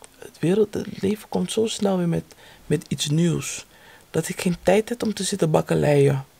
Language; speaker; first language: Dutch; native; Dutch